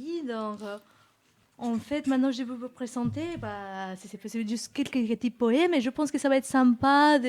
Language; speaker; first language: French; non-native, fluent; Spanish